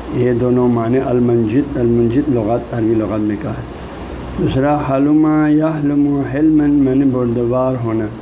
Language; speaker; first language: Urdu; non-native, local second language; Balti